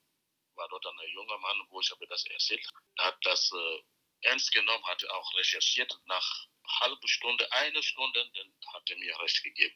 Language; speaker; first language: German; non-native, fluent; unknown